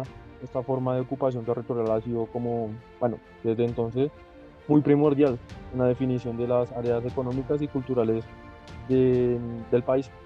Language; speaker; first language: Spanish; native; Spanish